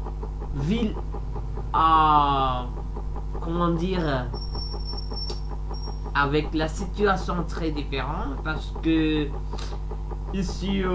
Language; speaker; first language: French; non-native, learner; Sasak